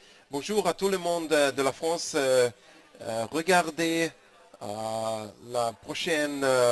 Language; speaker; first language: French; non-native, learner; German